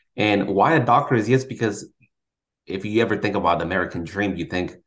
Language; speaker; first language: English; native; English